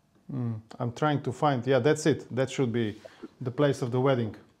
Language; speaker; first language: English; non-native, fluent; Bulgarian